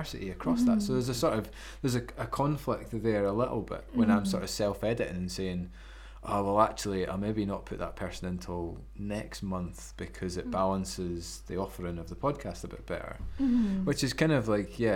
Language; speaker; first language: English; native; English